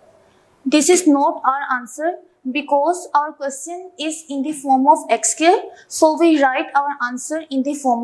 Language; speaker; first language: English; non-native, local second language; Urdu